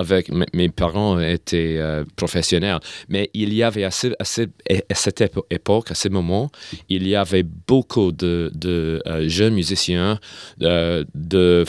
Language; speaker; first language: French; non-native, learner; English